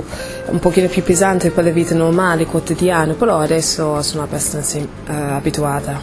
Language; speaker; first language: Italian; non-native, fluent; English